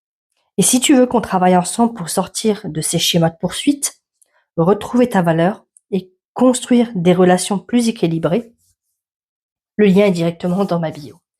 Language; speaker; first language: French; native; French